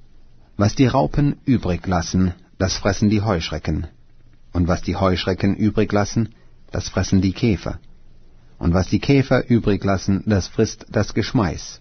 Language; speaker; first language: German; native; German